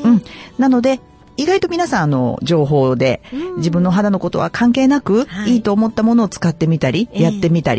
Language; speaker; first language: Japanese; native; Japanese